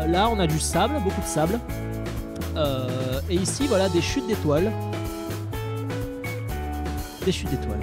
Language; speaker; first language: French; native; French